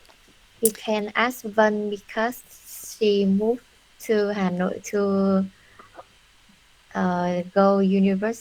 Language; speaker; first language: English; non-native, learner; Vietnamese